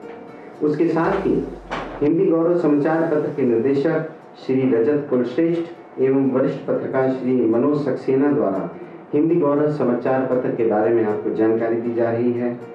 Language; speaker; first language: Hindi; native; Hindi